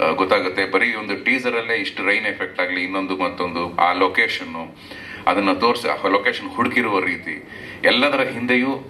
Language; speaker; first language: Kannada; native; Kannada